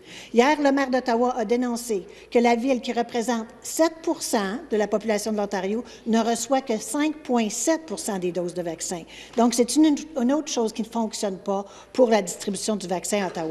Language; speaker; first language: French; native; French